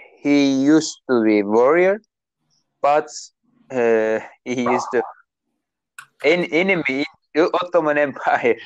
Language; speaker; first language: English; non-native, learner; Turkish